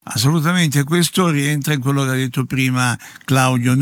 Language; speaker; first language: Italian; native; Italian